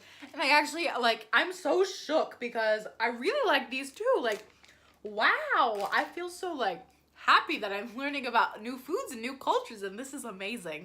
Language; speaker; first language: English; native; English